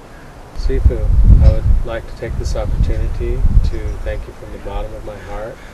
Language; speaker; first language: English; native; English